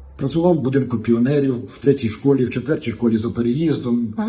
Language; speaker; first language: Ukrainian; native; Ukrainian